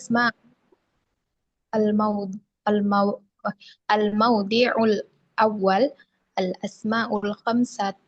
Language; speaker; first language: Arabic; non-native, learner; Indonesian